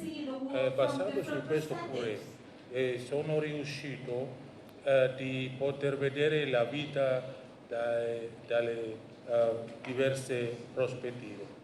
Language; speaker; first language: Italian; non-native, learner; Indonesian